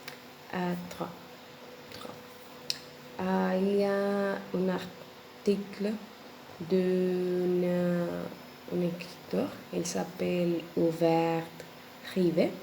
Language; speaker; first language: French; non-native, learner; Spanish